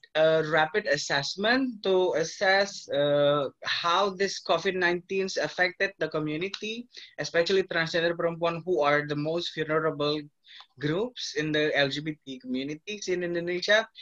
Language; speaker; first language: English; non-native, fluent; Indonesian